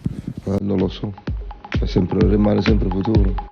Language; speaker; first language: Italian; non-native, fluent; Dutch